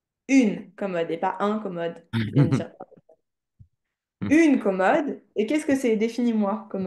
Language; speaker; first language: French; native; French